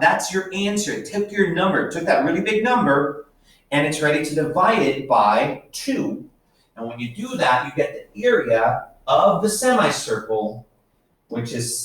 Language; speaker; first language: English; native; English